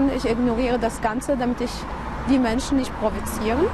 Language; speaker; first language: German; non-native, fluent; Arabic